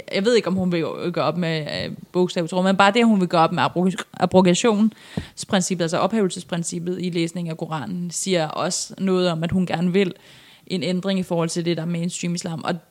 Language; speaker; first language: Danish; non-native, fluent; Persian